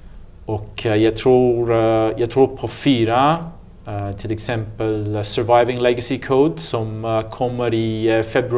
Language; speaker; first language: Swedish; non-native, learner; English